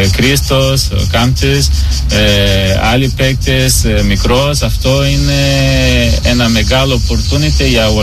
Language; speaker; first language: Greek; non-native, learner; Portuguese